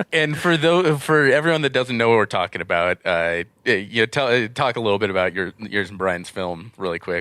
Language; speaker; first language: English; native; English